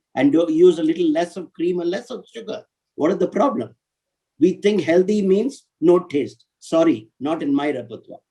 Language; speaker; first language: English; non-native, local second language; Tamil